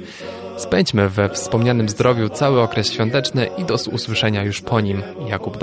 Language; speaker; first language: Polish; native; Polish